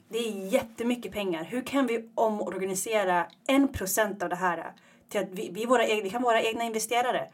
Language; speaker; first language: Swedish; early bilingual, other home language; Tigrinya